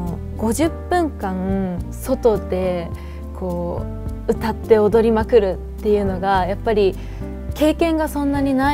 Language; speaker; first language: Japanese; native; Japanese